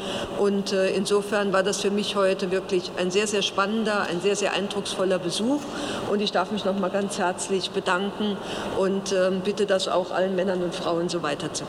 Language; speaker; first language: German; native; German